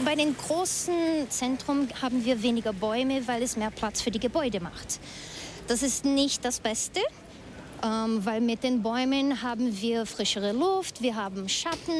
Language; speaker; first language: German; non-native, fluent; Portuguese